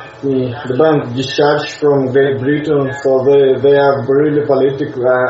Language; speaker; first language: English; non-native, learner; Russian